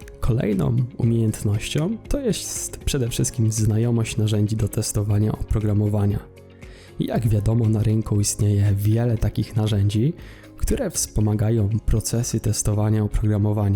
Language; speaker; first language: Polish; native; Polish